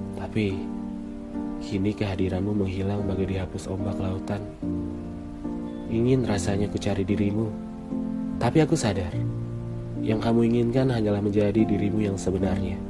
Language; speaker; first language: Indonesian; native; Indonesian